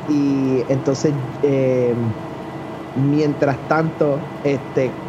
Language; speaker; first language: Spanish; early bilingual, other home language; English